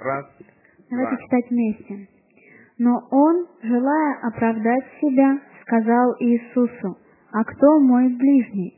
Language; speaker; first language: Russian; native; Russian